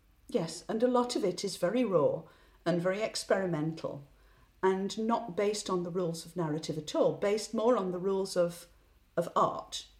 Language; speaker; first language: English; native; English